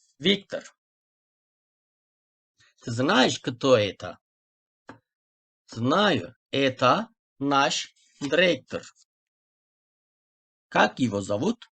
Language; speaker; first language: Russian; non-native, fluent; Turkish